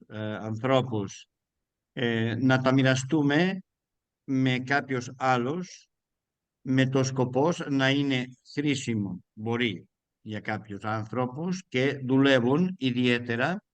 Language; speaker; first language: Greek; non-native, learner; Spanish